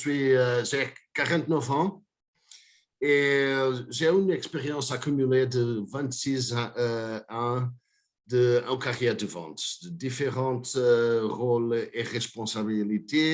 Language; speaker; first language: French; non-native, fluent; Portuguese